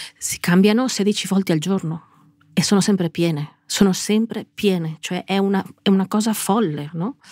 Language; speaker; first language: Italian; non-native, fluent; Catalan